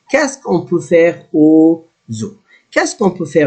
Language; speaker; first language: French; non-native, fluent; Arabic